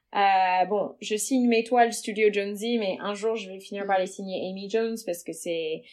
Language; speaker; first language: French; non-native, fluent; English